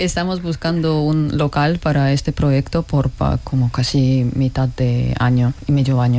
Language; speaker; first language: Spanish; non-native, fluent; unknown